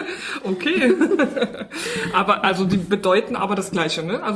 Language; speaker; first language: German; native; German